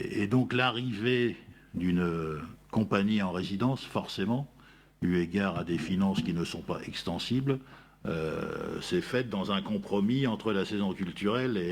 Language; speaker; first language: French; native; French